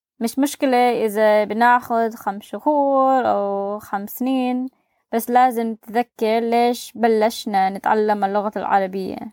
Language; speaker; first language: Arabic; non-native, learner; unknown